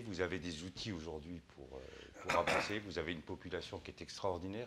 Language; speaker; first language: French; native; French